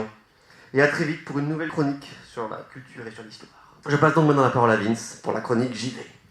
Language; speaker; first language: French; native; French